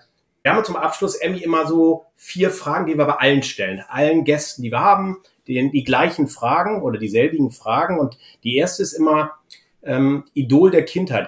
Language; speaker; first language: German; native; German